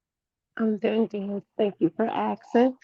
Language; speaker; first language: English; native; English